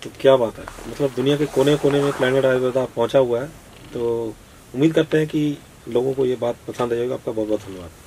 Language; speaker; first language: Hindi; non-native, local second language; Punjabi